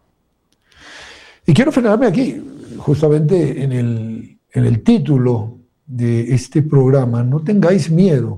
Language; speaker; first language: Spanish; native; Spanish